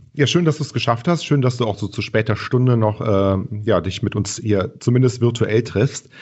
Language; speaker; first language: German; native; German